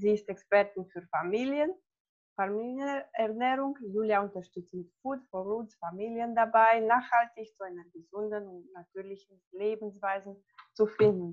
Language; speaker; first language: German; non-native, fluent; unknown